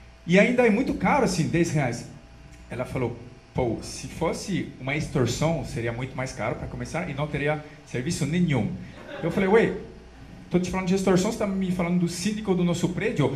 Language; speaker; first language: Portuguese; non-native, fluent; French